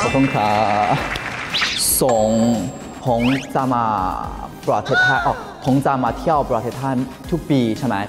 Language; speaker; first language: Thai; non-native, learner; Chinese